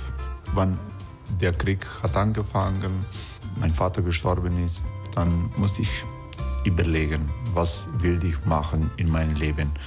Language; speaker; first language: German; non-native, fluent; Croatian